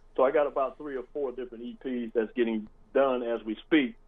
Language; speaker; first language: English; native; English